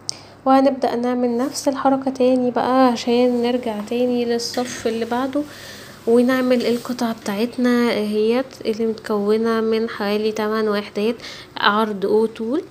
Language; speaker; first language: Arabic; native; Arabic